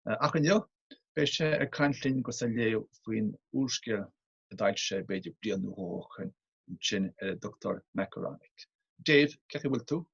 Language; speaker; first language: Irish; native; Irish